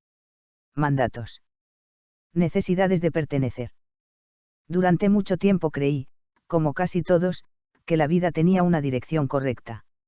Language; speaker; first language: Spanish; native; Spanish